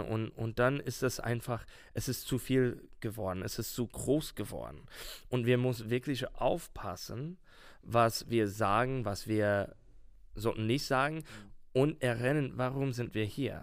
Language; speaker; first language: German; non-native, learner; English